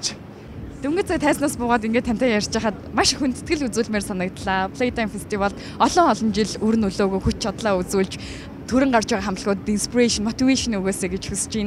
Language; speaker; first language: Mongolian; native; Mongolian